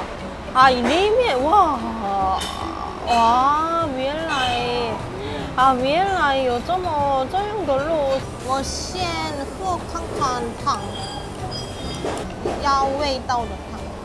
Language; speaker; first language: Chinese; non-native, fluent; Korean